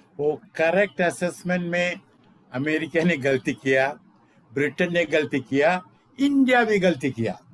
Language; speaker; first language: Hindi; non-native, local second language; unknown